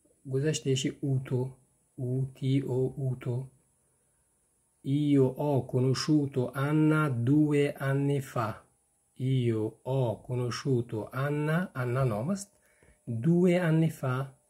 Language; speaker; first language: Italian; non-native, fluent; Persian